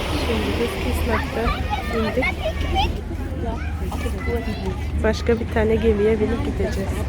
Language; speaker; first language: Turkish; native; Turkish